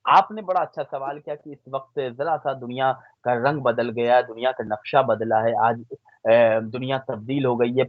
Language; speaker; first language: Urdu; native; Urdu